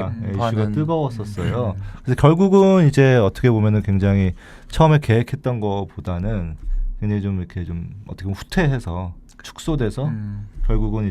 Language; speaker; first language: Korean; native; Korean